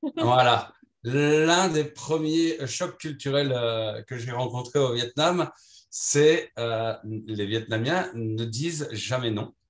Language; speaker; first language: French; native; French